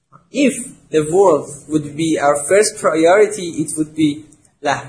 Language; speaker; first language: English; non-native, fluent; Persian